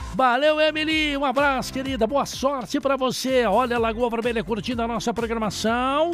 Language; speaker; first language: Portuguese; native; Portuguese